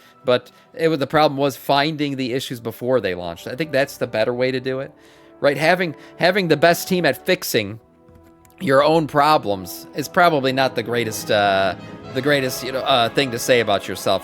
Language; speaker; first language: English; native; English